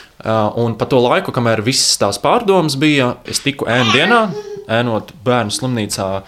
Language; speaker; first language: Latvian; non-native, local second language; Russian